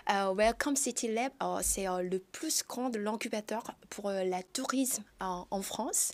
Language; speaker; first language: French; non-native, fluent; Korean